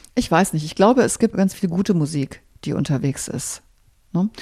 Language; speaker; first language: German; native; German